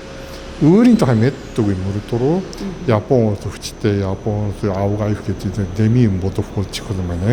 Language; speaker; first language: Mongolian; non-native, fluent; Japanese